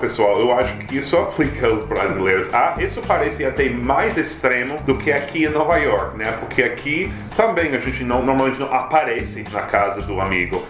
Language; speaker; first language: Portuguese; non-native, fluent; English